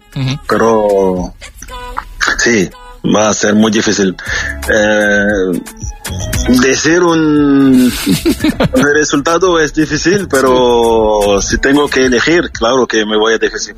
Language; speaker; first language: Spanish; non-native, fluent; French